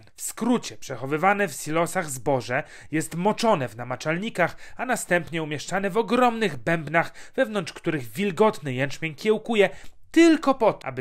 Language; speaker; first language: Polish; native; Polish